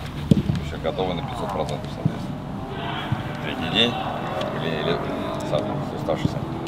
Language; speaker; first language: Russian; native; Russian